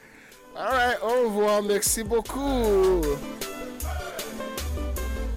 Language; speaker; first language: French; non-native, fluent; English